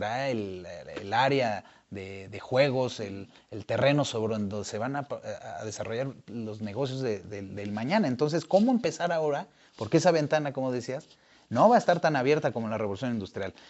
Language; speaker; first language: Spanish; native; Spanish